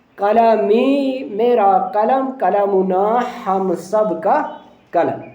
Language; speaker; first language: Urdu; non-native, local second language; Punjabi